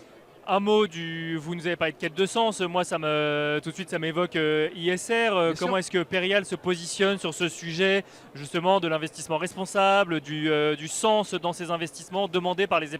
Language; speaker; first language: French; native; French